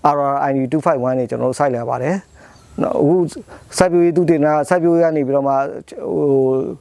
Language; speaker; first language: Burmese; non-native, local second language; Mon